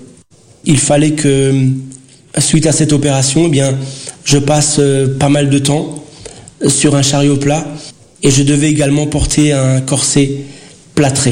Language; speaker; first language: French; early bilingual, other home language; Portuguese